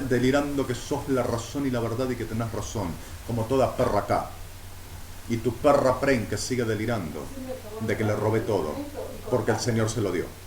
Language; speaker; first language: Spanish; native; Spanish